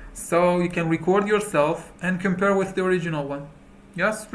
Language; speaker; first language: English; non-native, fluent; Persian